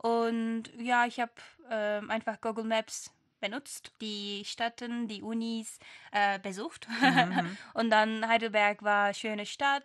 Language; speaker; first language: German; non-native, fluent; Turkish